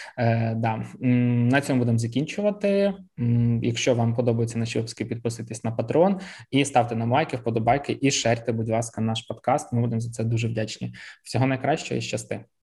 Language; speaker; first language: Ukrainian; native; Ukrainian